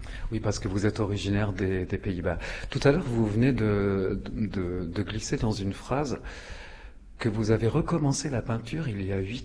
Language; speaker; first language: French; native; French